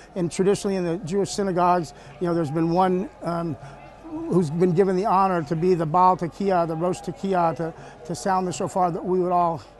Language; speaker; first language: English; native; English